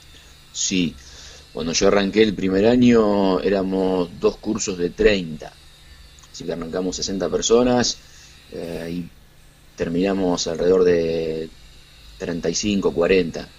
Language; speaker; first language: Spanish; native; Spanish